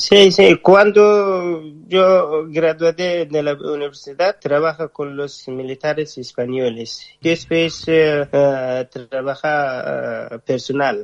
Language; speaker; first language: Spanish; non-native, learner; Persian